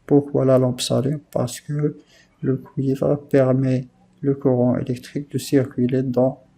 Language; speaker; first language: French; non-native, local second language; Arabic